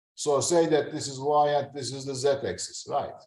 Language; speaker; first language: English; non-native, fluent; Turkish